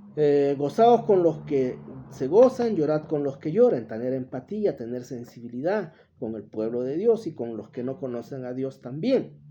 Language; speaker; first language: Spanish; native; Spanish